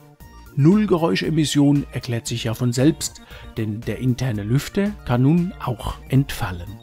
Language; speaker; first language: German; native; German